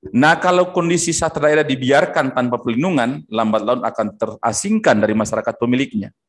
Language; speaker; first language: Indonesian; native; Indonesian